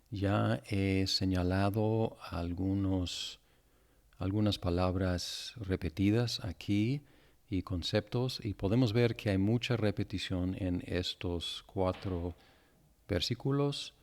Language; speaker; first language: Spanish; non-native, fluent; English